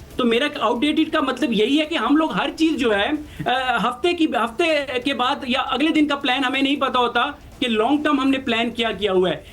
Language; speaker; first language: Urdu; non-native, local second language; Punjabi